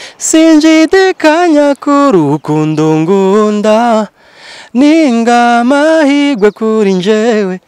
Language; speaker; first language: Kinyarwanda; native; Kinyarwanda